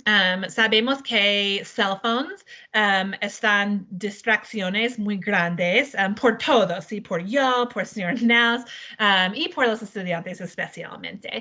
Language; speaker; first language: Spanish; non-native, learner; English